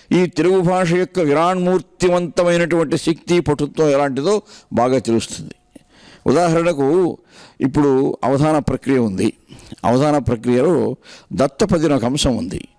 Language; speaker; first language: Telugu; native; Telugu